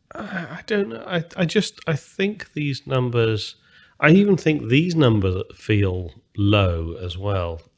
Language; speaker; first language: English; native; English